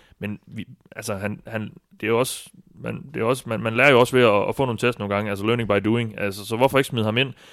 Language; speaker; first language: Danish; native; Danish